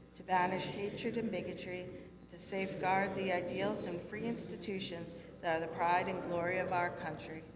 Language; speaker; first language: English; native; English